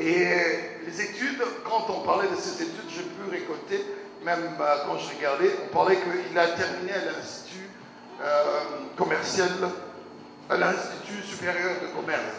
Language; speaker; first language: French; non-native, local second language; Lingala